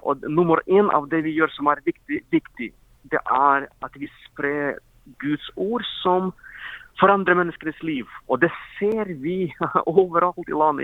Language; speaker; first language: Norwegian; non-native, fluent; Ukrainian